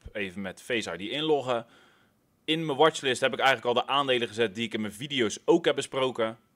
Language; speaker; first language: Dutch; native; Dutch